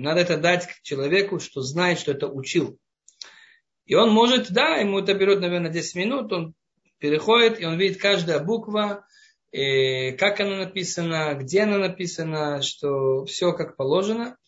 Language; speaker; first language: Russian; non-native, fluent; Hebrew